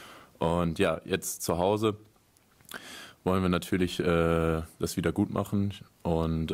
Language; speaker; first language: German; native; German